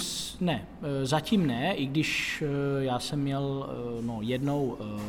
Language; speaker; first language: Czech; non-native, fluent; Italian